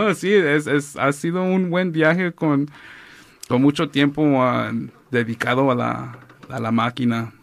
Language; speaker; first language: Spanish; early bilingual, heritage; Spanish